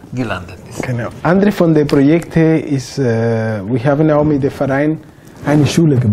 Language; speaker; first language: German; non-native, fluent; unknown